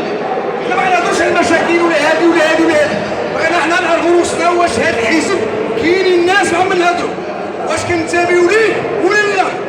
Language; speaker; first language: Arabic; native; Arabic